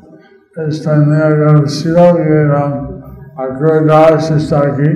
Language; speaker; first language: Spanish; non-native, learner; English